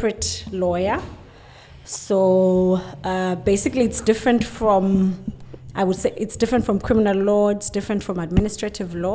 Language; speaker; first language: English; non-native, local second language; Xhosa